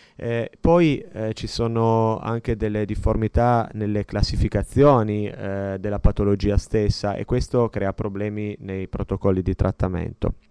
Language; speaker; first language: Italian; native; Italian